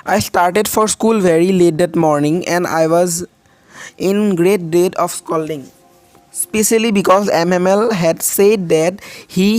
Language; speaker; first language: English; non-native, local second language; Assamese